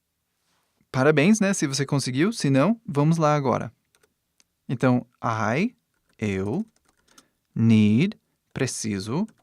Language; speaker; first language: Portuguese; non-native, fluent; English